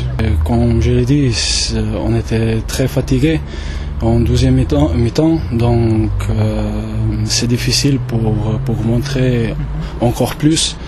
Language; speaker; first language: French; non-native, fluent; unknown